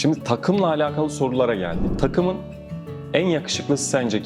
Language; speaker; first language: Turkish; native; Turkish